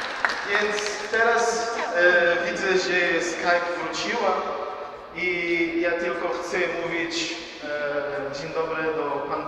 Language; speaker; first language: Polish; non-native, learner; Portuguese